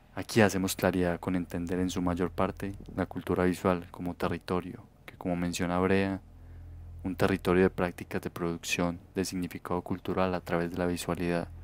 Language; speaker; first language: Spanish; native; Spanish